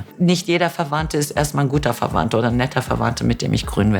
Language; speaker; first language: German; native; German